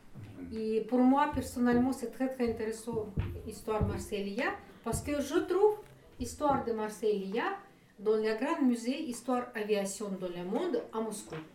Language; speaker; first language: French; non-native, fluent; Russian